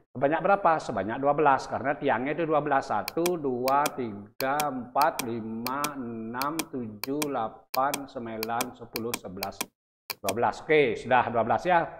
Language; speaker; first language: Indonesian; non-native, local second language; Balinese